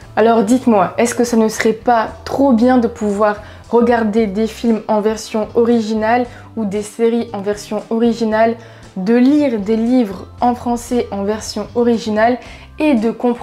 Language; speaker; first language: French; native; French